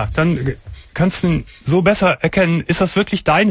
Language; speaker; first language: German; native; German